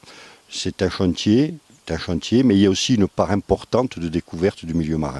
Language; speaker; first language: French; native; French